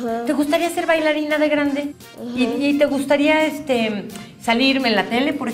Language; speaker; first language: Spanish; native; Spanish